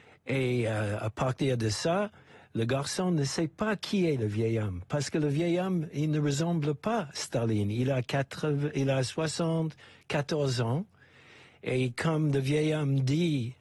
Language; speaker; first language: French; non-native, fluent; English